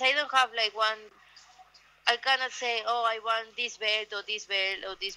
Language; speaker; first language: English; non-native, learner; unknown